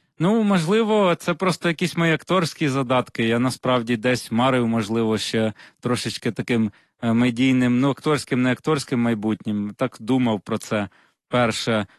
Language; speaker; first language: Ukrainian; non-native, local second language; Russian